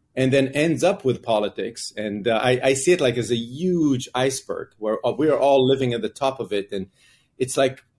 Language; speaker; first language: English; non-native, fluent; Hebrew